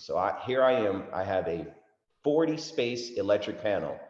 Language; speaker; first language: English; native; English